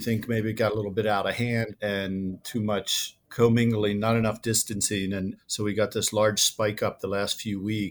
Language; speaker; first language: English; native; English